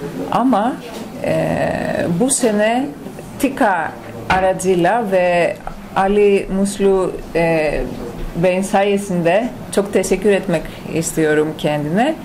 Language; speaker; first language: Turkish; non-native, fluent; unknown